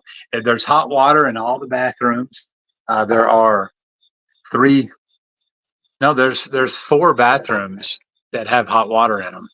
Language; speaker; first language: English; native; English